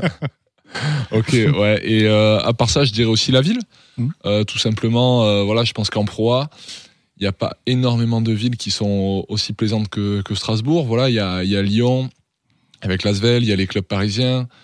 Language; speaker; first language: French; native; French